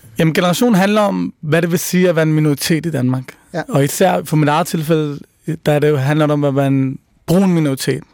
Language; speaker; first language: Danish; early bilingual, other home language; Persian